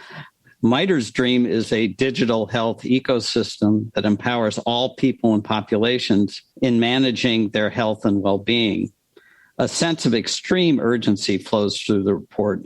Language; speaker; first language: English; native; English